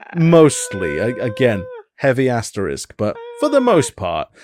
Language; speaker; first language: English; native; English